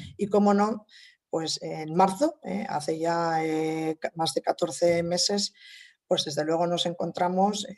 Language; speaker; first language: Spanish; native; Spanish